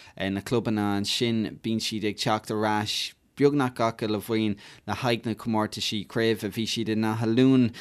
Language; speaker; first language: Irish; native; Irish